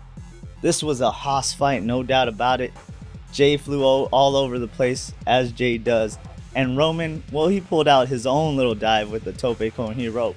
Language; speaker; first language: English; native; English